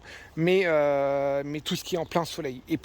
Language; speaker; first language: French; native; French